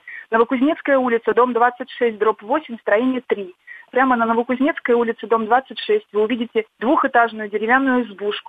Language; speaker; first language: Russian; native; Russian